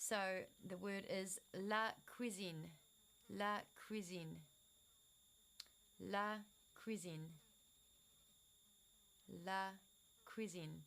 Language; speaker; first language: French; non-native, fluent; English